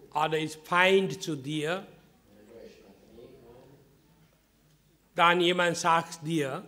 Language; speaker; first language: German; non-native, fluent; Hindi